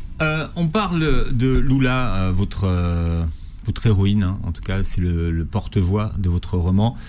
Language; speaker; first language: French; native; French